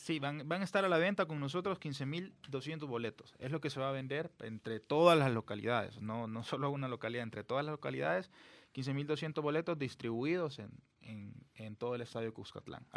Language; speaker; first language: Spanish; native; Spanish